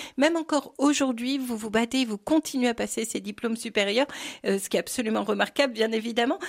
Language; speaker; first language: French; native; French